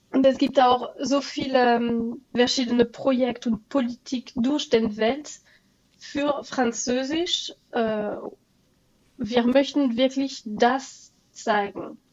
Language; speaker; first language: German; non-native, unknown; French